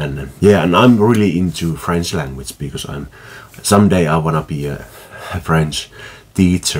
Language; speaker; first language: English; non-native, fluent; Finnish